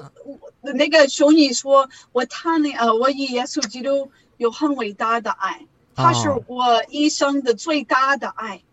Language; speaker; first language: Chinese; non-native, learner; English